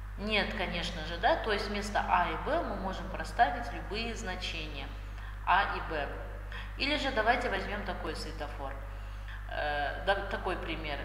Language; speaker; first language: Russian; non-native, local second language; Kazakh